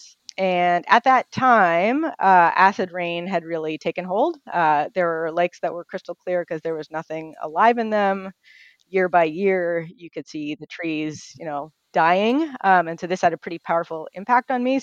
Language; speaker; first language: English; native; English